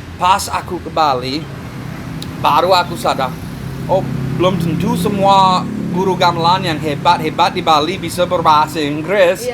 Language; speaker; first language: Indonesian; non-native, fluent; English